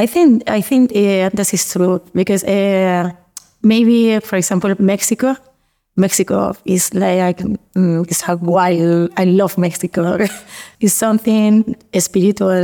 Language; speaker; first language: English; non-native, learner; Spanish